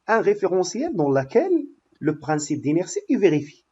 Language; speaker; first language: French; non-native, local second language; Arabic